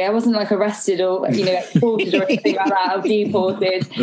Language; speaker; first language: English; native; English